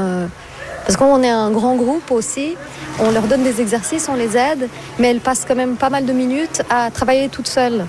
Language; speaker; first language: French; non-native, fluent; Portuguese